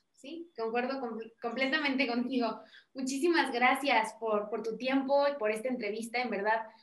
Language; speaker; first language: Spanish; native; Spanish